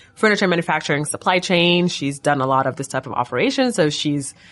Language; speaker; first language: English; non-native, fluent; Arabic